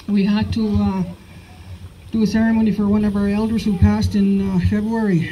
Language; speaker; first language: English; native; English